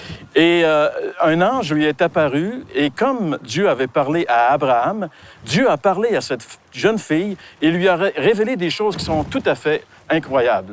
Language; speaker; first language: French; native; French